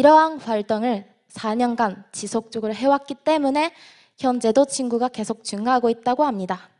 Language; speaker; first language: Korean; non-native, fluent; Japanese